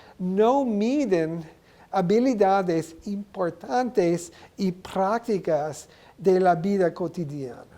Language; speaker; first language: Spanish; non-native, learner; English